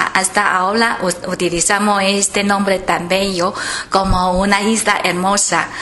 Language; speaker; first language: Spanish; non-native, fluent; Chinese